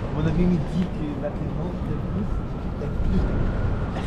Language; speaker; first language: French; non-native, learner; Spanish